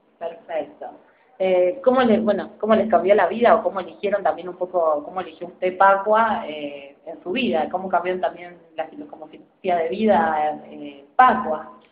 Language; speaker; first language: Spanish; native; Spanish